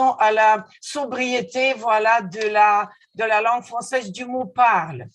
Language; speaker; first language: French; non-native, fluent; Ukrainian